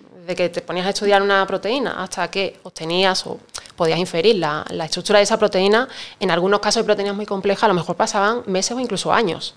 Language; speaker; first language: Spanish; native; Spanish